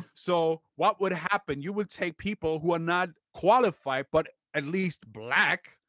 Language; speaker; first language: English; non-native, fluent; German